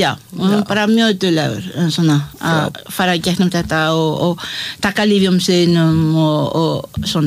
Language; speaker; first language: Icelandic; non-native, learner; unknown